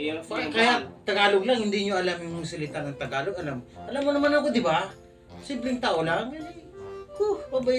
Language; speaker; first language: Filipino; non-native, local second language; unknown